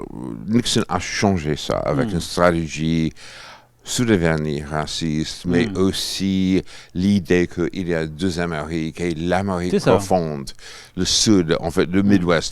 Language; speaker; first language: French; non-native, fluent; English